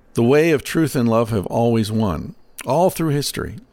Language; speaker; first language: English; native; English